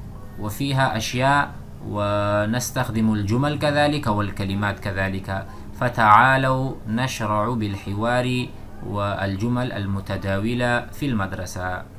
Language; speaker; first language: Arabic; non-native, fluent; Urdu